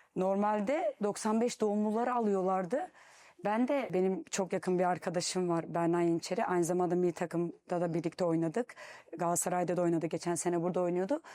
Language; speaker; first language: Turkish; native; Turkish